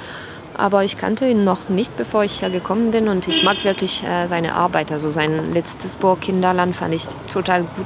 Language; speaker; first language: German; non-native, fluent; French